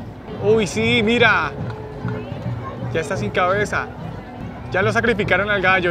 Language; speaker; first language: Spanish; native; Spanish